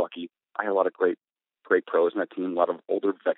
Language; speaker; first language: English; native; English